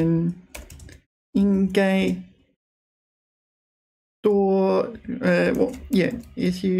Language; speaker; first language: Chinese; non-native, learner; English